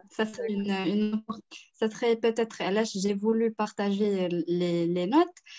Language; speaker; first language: French; non-native, local second language; Arabic